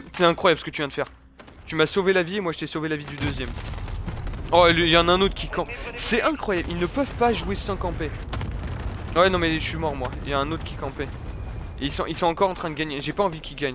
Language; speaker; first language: French; native; French